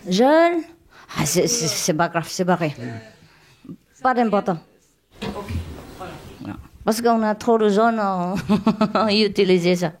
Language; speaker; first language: French; non-native, learner; Chinese